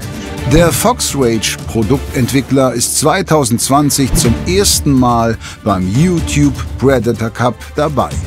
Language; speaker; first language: German; native; German